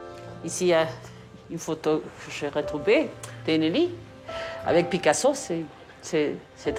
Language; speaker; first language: French; non-native, learner; Spanish